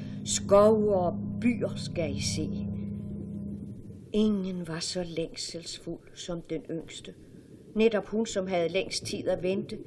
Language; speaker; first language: Danish; native; Danish